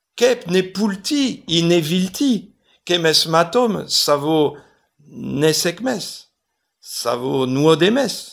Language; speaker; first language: Lithuanian; non-native, fluent; French